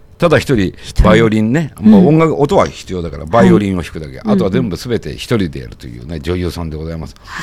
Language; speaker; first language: Japanese; native; Japanese